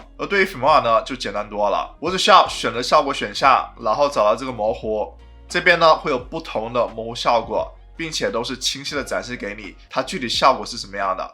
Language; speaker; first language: Chinese; native; Chinese